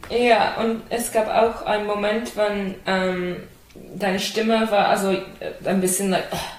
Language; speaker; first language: German; non-native, learner; English